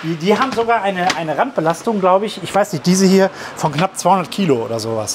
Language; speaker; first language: German; native; German